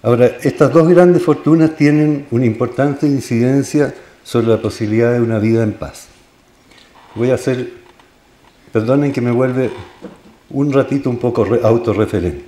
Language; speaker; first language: Spanish; native; Spanish